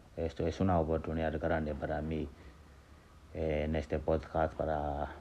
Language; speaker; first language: Spanish; non-native, fluent; Wolof